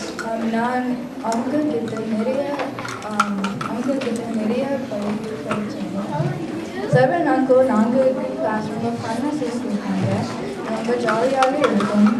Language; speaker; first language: Tamil; early bilingual, heritage; Tamil